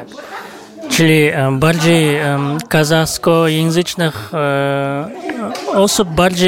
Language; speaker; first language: Polish; non-native, fluent; Kazakh